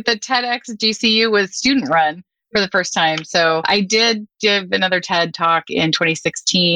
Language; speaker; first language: English; native; English